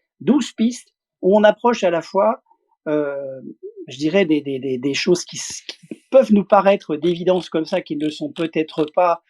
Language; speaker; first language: French; native; French